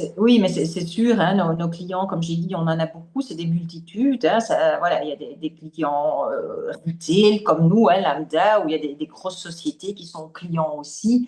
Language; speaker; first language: French; native; French